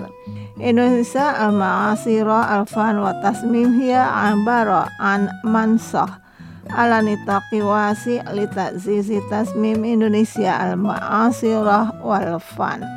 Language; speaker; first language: Arabic; non-native, fluent; Indonesian